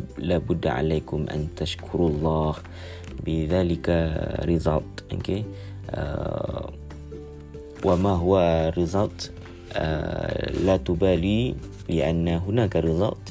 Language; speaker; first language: Arabic; non-native, learner; Malay